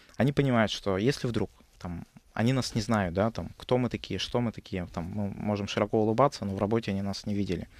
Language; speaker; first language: Russian; native; Russian